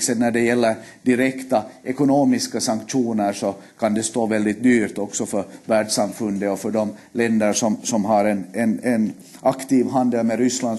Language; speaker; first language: Swedish; native; Swedish